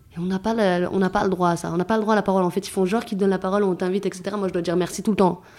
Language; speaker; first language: French; early bilingual, other home language; Arabic